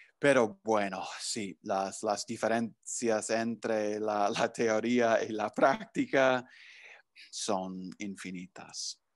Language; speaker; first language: Spanish; non-native, fluent; English